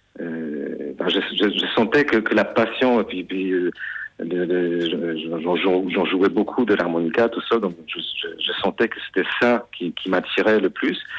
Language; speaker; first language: French; non-native, fluent; Polish